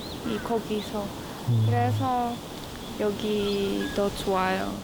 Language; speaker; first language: Korean; non-native, fluent; Polish